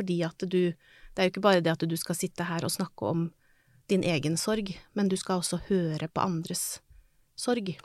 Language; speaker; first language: Norwegian; native; Norwegian